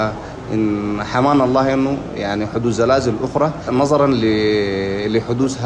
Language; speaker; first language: Arabic; native; Arabic